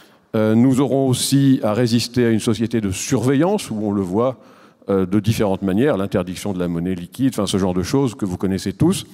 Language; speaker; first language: French; native; French